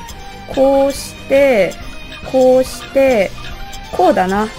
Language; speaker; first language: Japanese; native; Japanese